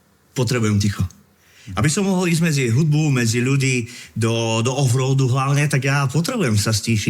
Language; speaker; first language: Slovak; native; Slovak